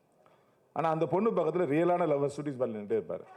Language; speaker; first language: Tamil; native; Tamil